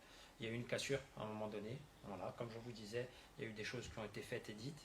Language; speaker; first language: French; native; French